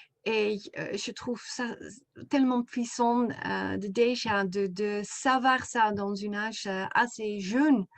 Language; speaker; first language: French; non-native, fluent; Dutch